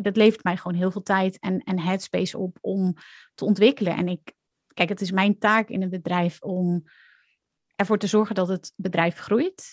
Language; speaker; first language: Dutch; native; Dutch